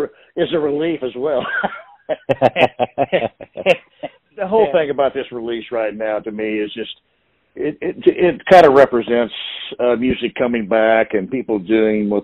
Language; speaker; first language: English; native; English